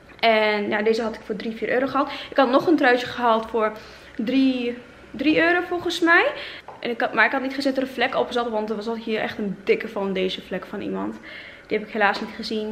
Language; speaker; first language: Dutch; native; Dutch